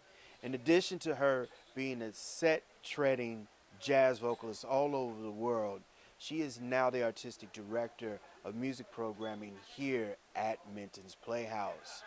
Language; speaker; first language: English; native; English